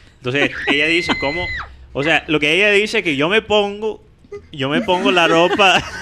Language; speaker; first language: Spanish; non-native, fluent; English